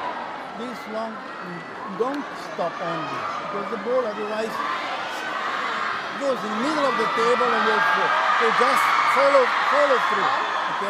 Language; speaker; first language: English; non-native, fluent; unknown